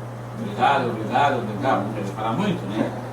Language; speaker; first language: Portuguese; non-native, fluent; Haitian Creole